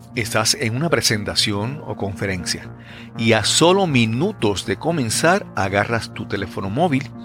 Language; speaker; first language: Spanish; native; Spanish